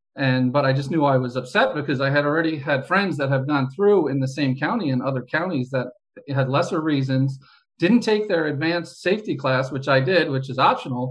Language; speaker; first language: English; native; English